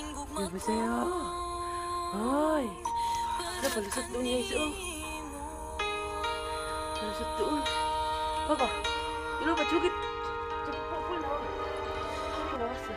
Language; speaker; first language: Korean; non-native, learner; Filipino